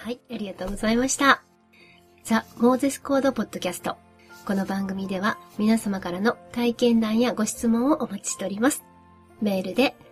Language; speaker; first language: Japanese; native; Japanese